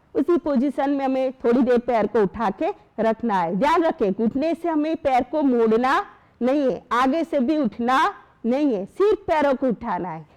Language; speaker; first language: Hindi; non-native, local second language; Gujarati